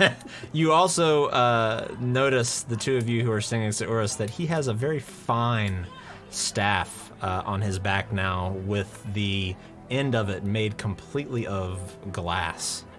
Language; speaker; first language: English; native; English